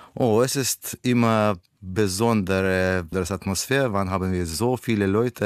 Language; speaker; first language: German; non-native, learner; Russian